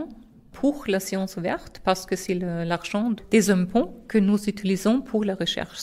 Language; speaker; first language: French; non-native, fluent; German